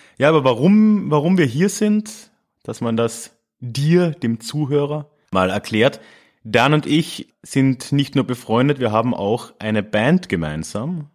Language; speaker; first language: German; native; German